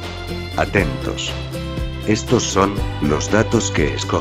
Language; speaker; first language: Spanish; native; Spanish